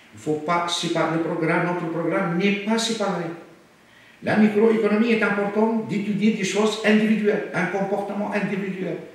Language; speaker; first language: French; non-native, local second language; Arabic